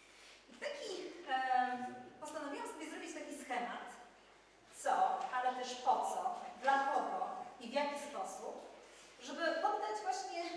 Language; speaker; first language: Polish; native; Polish